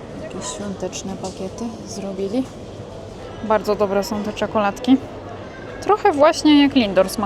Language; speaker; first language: Polish; native; Polish